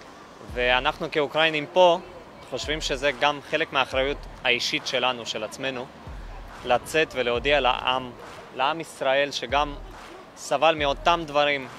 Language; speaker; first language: Hebrew; non-native, fluent; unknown